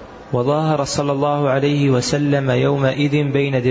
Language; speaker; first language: Arabic; native; Arabic